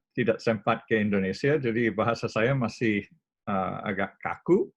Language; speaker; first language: Indonesian; non-native, fluent; English